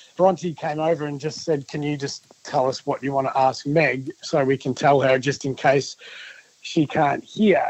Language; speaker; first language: English; native; English